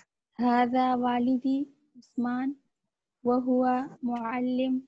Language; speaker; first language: Arabic; non-native, learner; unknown